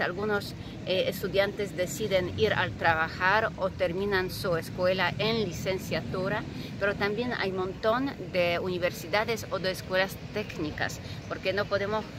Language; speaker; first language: Spanish; non-native, fluent; Polish